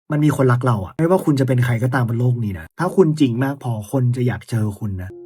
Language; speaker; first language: Thai; native; Thai